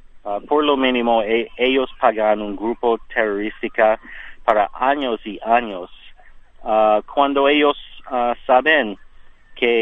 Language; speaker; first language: Spanish; non-native, learner; English